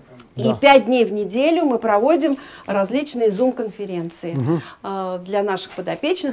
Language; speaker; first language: Russian; native; Russian